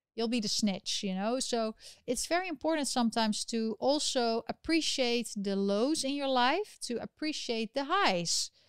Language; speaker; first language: English; non-native, fluent; Dutch